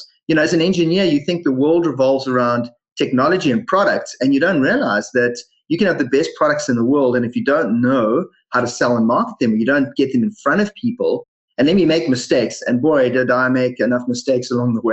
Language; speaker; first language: English; native; English